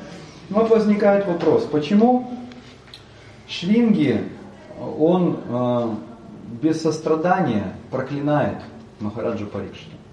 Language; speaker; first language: Russian; native; Russian